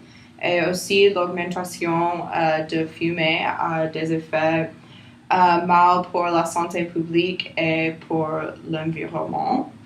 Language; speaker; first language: French; non-native, learner; English